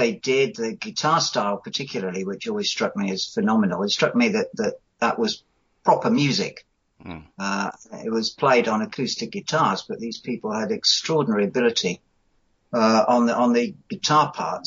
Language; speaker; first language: English; native; English